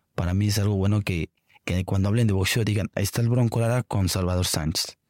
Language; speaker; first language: Spanish; native; Spanish